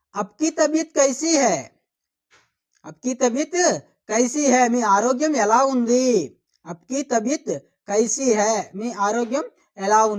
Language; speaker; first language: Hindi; non-native, local second language; Telugu